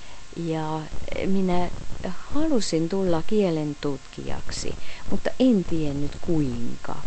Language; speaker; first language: Finnish; non-native, fluent; Hungarian